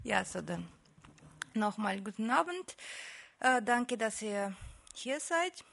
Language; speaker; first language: German; non-native, fluent; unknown